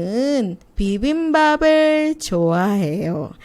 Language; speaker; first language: Korean; non-native, fluent; Indonesian